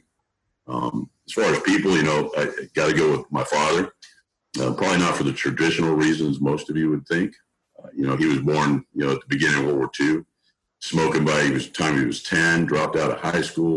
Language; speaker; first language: English; native; English